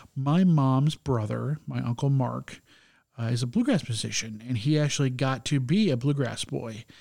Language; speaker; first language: English; native; English